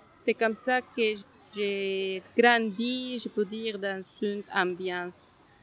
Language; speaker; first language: French; non-native, fluent; Spanish